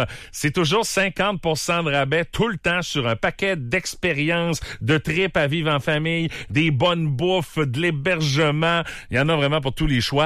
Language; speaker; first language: French; native; French